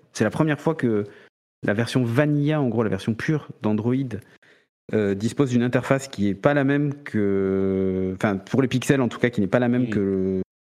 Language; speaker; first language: French; native; French